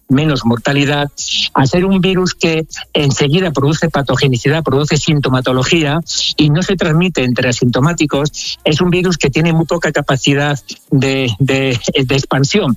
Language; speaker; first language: Spanish; native; Spanish